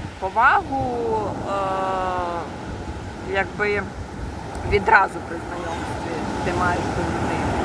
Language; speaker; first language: Ukrainian; native; Ukrainian